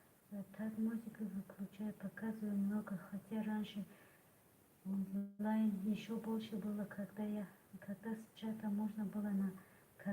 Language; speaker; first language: Russian; non-native, learner; Tajik